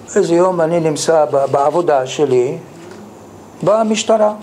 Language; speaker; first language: Hebrew; non-native, fluent; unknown